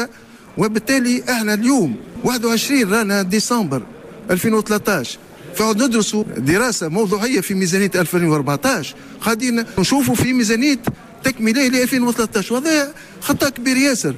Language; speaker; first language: Arabic; native; Arabic